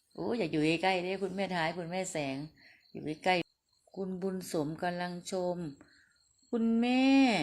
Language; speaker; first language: Thai; non-native, local second language; Northeastern Thai